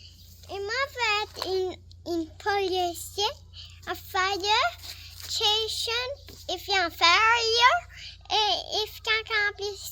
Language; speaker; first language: French; early bilingual, heritage; French